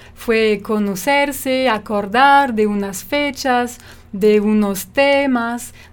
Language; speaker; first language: Spanish; non-native, fluent; French